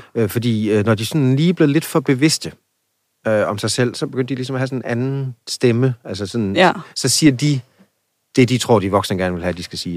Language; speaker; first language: Danish; native; Danish